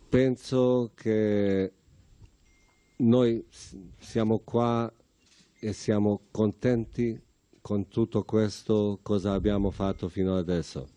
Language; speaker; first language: Italian; non-native, fluent; Bosnian